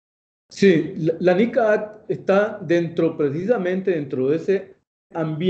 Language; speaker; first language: Spanish; native; Spanish